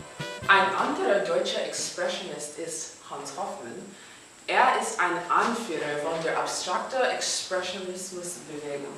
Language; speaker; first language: German; non-native, learner; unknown